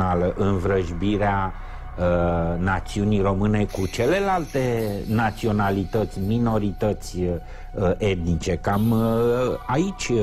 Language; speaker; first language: Romanian; native; Romanian